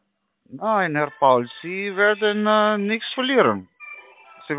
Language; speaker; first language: German; non-native, learner; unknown